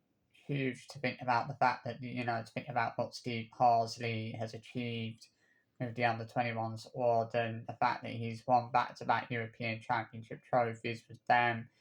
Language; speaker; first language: English; native; English